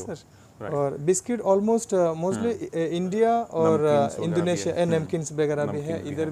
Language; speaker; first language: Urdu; non-native, fluent; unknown